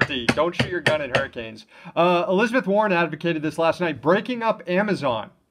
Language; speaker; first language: English; native; English